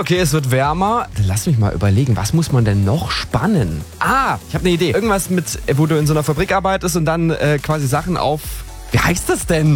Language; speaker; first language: German; native; German